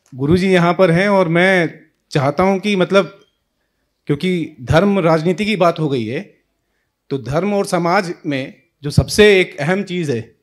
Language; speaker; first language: Hindi; native; Hindi